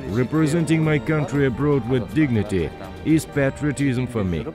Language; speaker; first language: English; non-native, fluent; Kazakh